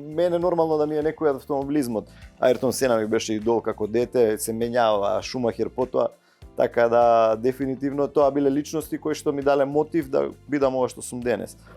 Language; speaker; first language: Macedonian; native; Macedonian